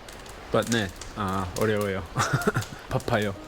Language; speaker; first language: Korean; non-native, learner; English